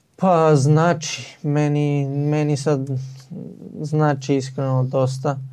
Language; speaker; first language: Serbian; early bilingual, heritage; Serbian